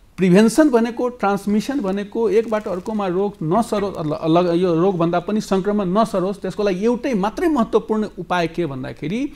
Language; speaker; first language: Nepali; non-native, local second language; Maithili